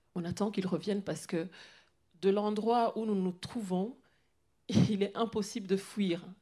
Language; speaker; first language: French; non-native, local second language; Kinyarwanda